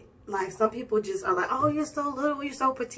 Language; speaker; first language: English; native; English